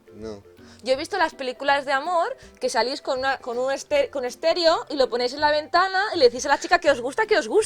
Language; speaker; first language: Spanish; native; Spanish